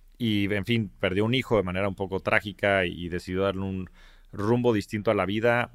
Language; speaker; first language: Spanish; native; Spanish